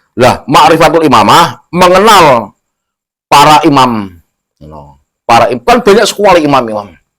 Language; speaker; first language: Indonesian; non-native, local second language; Javanese